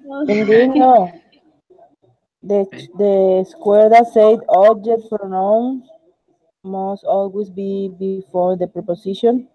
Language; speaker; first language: English; non-native, learner; Spanish